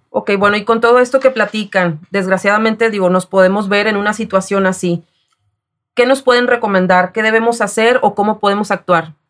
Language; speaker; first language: Spanish; native; Spanish